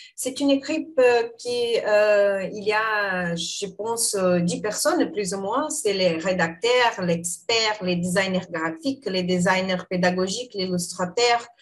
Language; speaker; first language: French; non-native, fluent; Portuguese